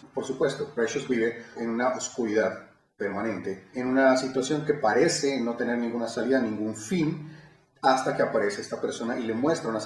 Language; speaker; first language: Spanish; native; Spanish